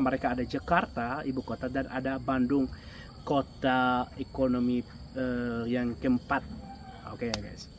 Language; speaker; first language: Indonesian; non-native, fluent; Arabic